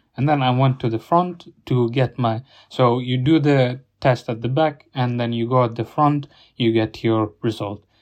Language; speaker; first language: English; non-native, fluent; Italian